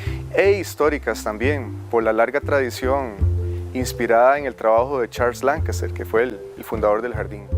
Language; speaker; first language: Spanish; native; Spanish